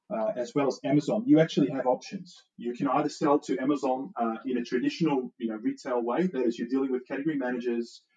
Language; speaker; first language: English; non-native, fluent; Dutch